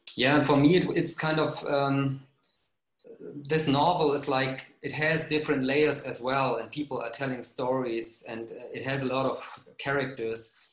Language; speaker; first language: English; non-native, fluent; German